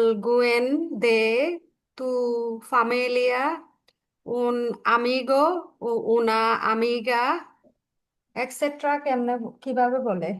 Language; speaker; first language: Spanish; non-native, learner; Bangla